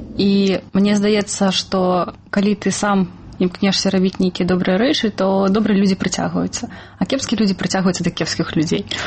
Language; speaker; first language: Belarusian; early bilingual, other home language; Russian